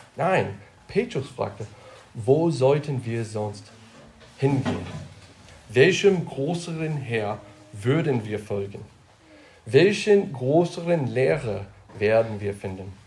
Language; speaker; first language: German; non-native, fluent; English